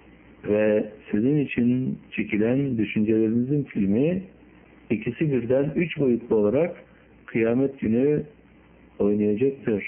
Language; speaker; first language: Turkish; native; Turkish